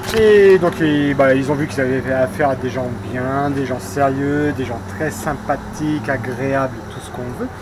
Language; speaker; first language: French; native; French